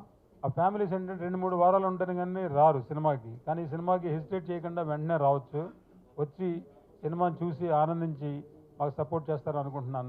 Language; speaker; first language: Telugu; native; Telugu